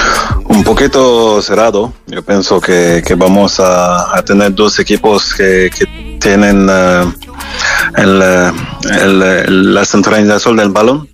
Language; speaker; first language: Spanish; non-native, fluent; French